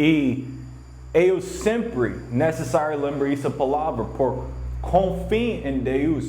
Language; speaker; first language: Portuguese; non-native, learner; English